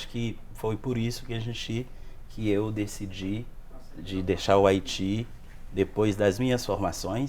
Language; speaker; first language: Portuguese; non-native, fluent; Haitian Creole